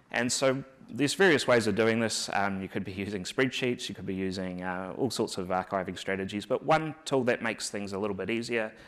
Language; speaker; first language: English; native; English